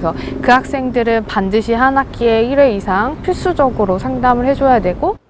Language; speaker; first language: Korean; native; Korean